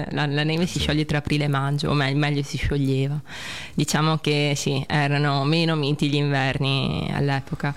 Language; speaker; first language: Italian; early bilingual, other home language; Russian